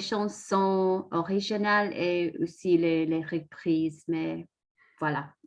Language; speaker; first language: French; non-native, learner; English